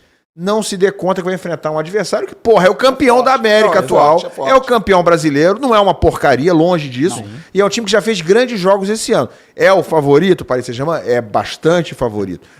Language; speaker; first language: Portuguese; native; Portuguese